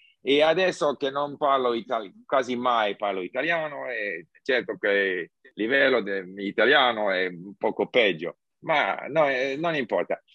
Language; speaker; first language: Italian; non-native, learner; English